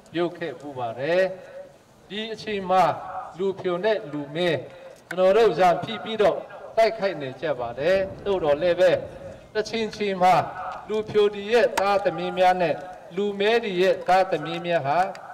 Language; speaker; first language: Burmese; non-native, local second language; Hakha Chin